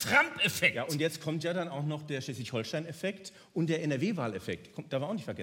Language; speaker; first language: German; native; German